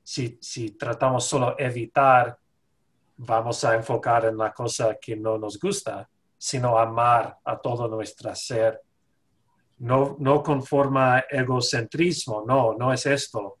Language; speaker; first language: Spanish; non-native, fluent; English